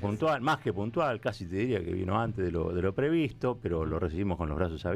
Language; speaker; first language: Spanish; native; Spanish